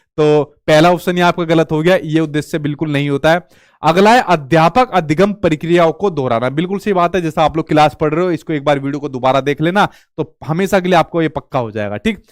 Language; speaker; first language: Hindi; native; Hindi